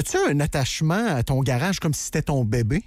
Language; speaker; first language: French; native; French